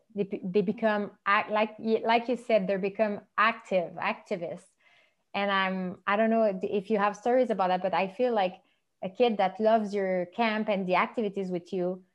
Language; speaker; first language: English; non-native, fluent; French